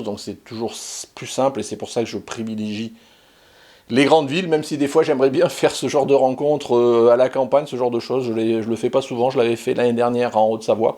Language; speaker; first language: French; native; French